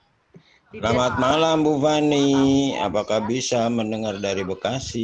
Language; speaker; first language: Indonesian; native; Indonesian